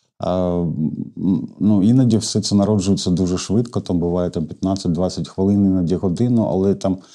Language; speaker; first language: Ukrainian; non-native, local second language; Russian